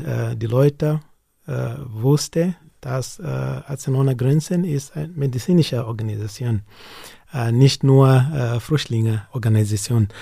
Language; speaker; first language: German; non-native, learner; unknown